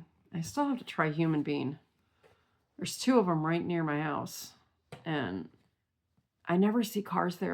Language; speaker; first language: English; native; English